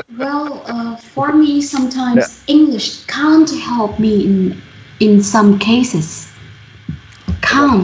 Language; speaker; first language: English; non-native, learner; Vietnamese